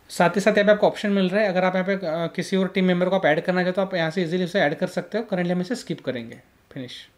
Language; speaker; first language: Hindi; native; Hindi